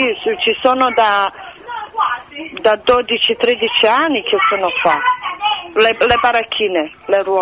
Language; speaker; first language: Italian; non-native, fluent; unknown